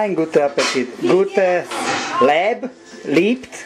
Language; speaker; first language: German; non-native, learner; Slovak